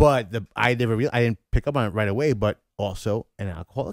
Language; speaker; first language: English; native; English